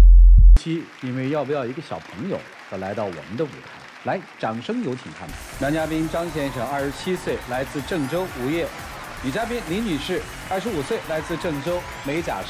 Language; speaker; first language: Chinese; native; Chinese